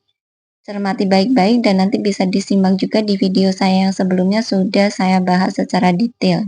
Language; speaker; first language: Indonesian; native; Indonesian